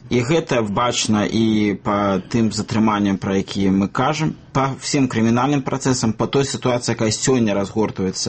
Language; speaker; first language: Belarusian; native; Belarusian